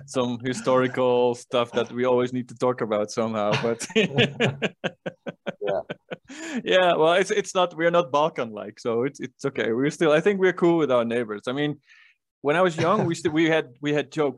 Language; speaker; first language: English; non-native, fluent; Dutch